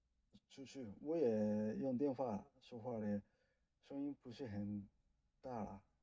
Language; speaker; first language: Chinese; non-native, learner; Japanese